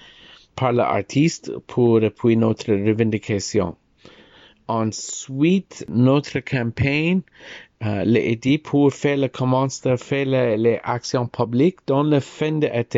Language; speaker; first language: French; non-native, learner; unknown